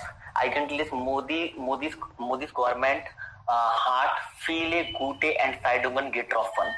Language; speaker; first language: German; non-native, learner; Hindi